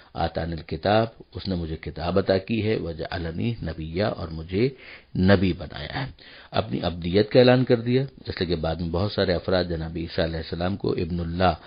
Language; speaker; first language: Urdu; native; Urdu